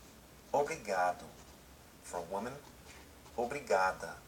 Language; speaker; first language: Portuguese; non-native, learner; English